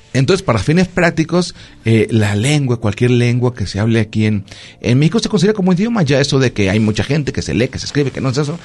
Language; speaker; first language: Spanish; native; Spanish